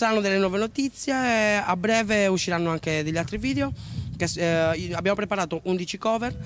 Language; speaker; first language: Italian; native; Italian